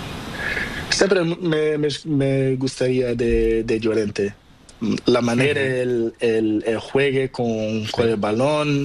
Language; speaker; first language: Spanish; non-native, learner; Portuguese